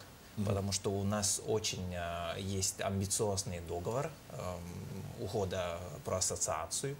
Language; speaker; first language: Russian; non-native, fluent; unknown